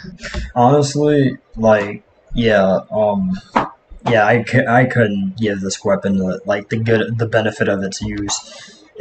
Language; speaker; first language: English; native; English